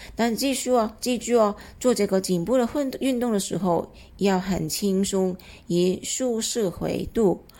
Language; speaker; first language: Chinese; non-native, local second language; Cantonese